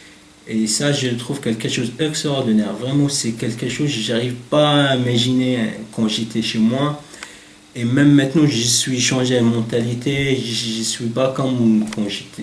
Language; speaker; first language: French; non-native, learner; Arabic